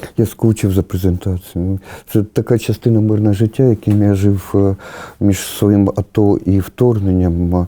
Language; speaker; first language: Ukrainian; non-native, local second language; Russian